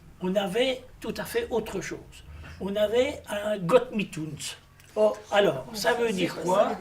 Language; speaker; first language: French; native; French